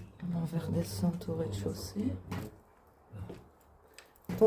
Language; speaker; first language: French; native; French